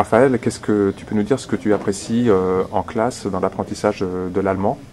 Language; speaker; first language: French; native; French